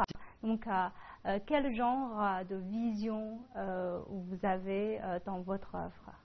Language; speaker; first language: French; non-native, fluent; Chinese